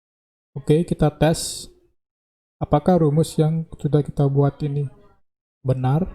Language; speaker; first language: Indonesian; native; Indonesian